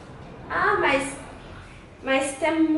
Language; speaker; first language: Portuguese; non-native, learner; French